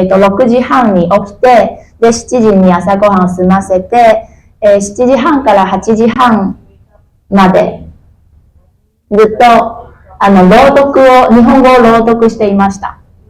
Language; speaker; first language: Japanese; non-native, fluent; Chinese